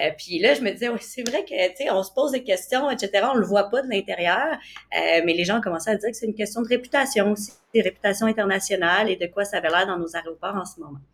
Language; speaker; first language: French; native; French